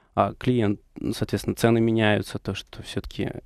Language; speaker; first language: Russian; native; Russian